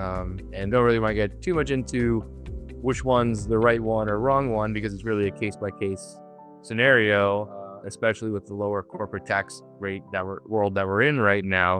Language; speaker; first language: English; native; English